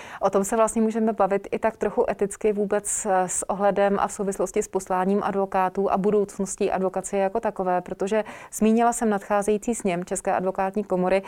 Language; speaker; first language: Czech; native; Czech